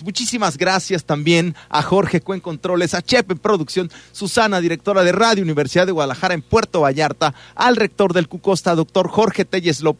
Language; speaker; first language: Spanish; native; Spanish